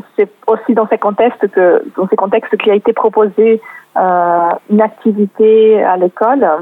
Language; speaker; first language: French; non-native, fluent; Portuguese